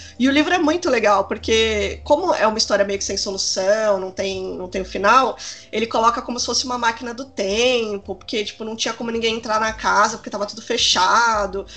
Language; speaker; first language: Portuguese; native; Portuguese